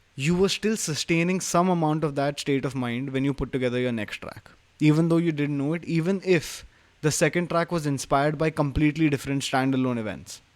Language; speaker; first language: English; non-native, local second language; Hindi